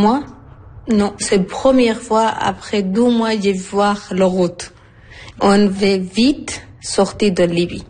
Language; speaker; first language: French; non-native, learner; Arabic